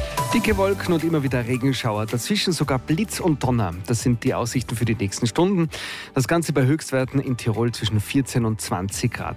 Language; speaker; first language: German; native; German